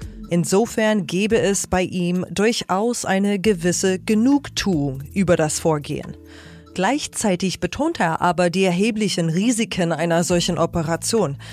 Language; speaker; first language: German; native; German